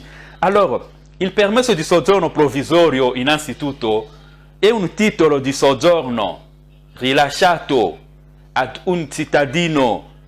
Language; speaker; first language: Italian; non-native, fluent; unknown